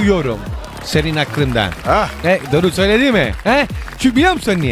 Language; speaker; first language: Turkish; non-native, learner; Italian